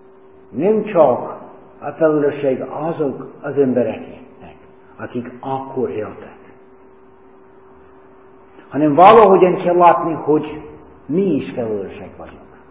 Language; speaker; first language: Hungarian; non-native, learner; English